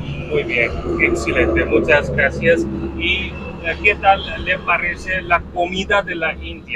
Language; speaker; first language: Spanish; non-native, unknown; Hindi